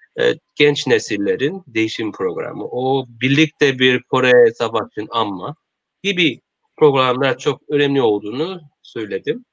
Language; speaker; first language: Turkish; non-native, learner; Korean